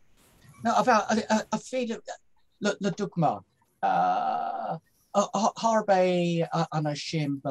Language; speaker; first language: Hebrew; non-native, learner; English